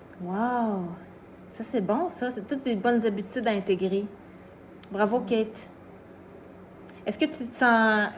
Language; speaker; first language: French; native; French